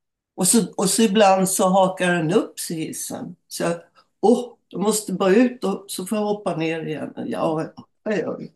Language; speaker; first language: Swedish; native; Swedish